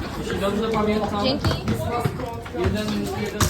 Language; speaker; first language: Polish; non-native, fluent; Ukrainian